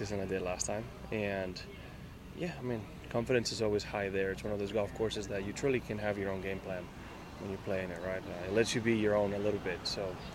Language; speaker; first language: English; non-native, fluent; Basque